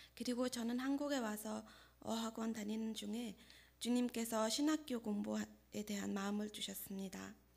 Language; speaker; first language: Korean; non-native, fluent; Mongolian